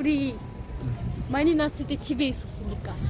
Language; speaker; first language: Korean; non-native, fluent; Turkish